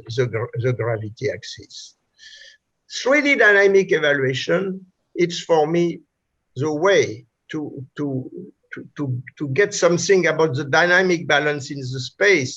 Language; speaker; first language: English; non-native, fluent; French